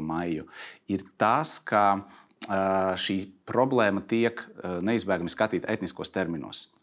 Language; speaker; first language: Latvian; non-native, local second language; Russian